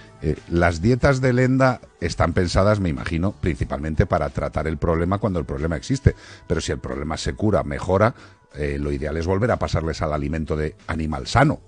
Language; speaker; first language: Spanish; native; Spanish